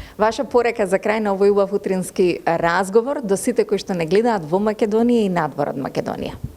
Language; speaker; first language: Macedonian; native; Macedonian